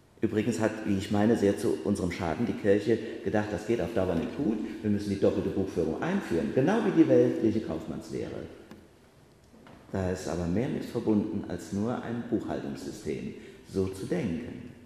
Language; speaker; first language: German; native; German